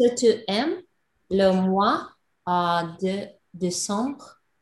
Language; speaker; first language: French; non-native, learner; Russian